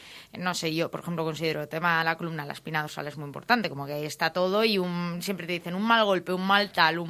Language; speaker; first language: Spanish; native; Spanish